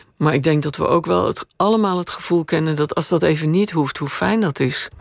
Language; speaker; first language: Dutch; native; Dutch